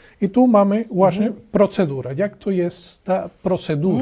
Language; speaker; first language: Polish; non-native, learner; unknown